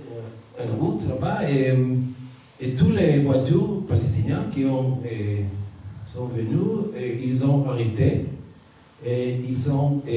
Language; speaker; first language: French; non-native, learner; Hebrew